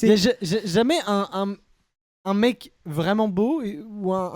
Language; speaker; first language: French; native; French